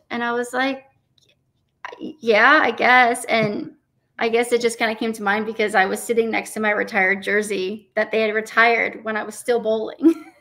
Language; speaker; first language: English; native; English